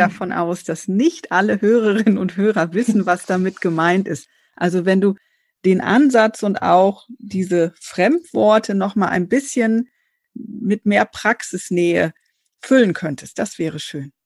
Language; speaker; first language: German; native; German